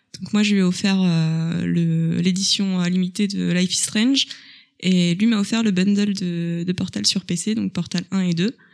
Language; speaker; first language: French; native; French